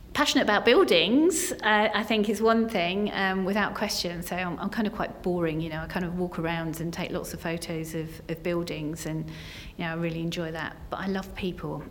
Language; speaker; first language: English; native; English